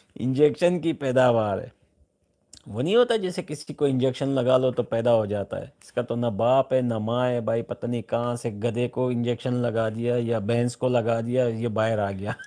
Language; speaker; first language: Urdu; non-native, local second language; Pashto